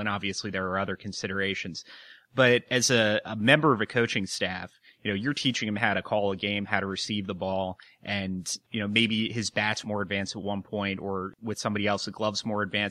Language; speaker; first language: English; native; English